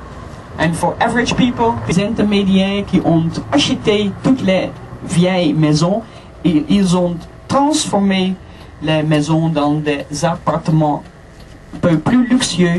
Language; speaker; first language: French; non-native, fluent; Dutch